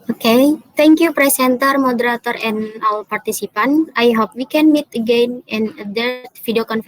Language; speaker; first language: English; non-native, learner; Indonesian